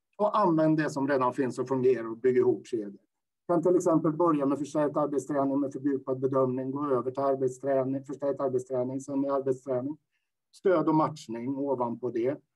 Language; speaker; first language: Swedish; native; Swedish